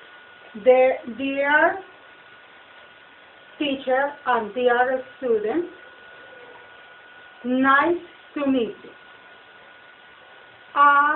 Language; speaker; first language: English; non-native, learner; Spanish